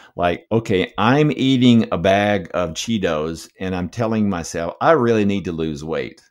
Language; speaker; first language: English; native; English